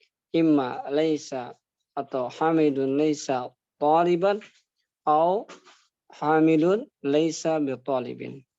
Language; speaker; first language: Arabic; non-native, fluent; Indonesian